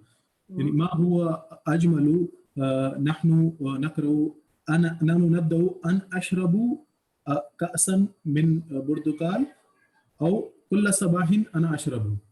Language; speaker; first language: Arabic; non-native, learner; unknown